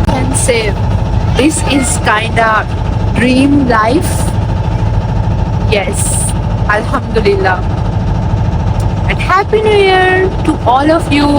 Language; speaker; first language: English; non-native, local second language; Urdu